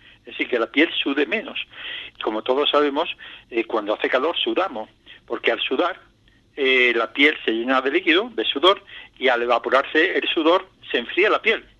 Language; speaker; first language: Spanish; native; Spanish